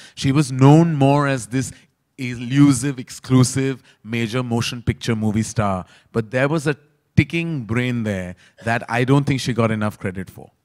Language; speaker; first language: English; non-native, local second language; Hindi